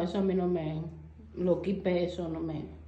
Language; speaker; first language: Spanish; native; Spanish